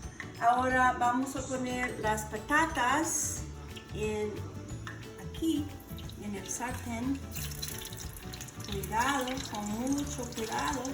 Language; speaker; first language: Spanish; non-native, learner; English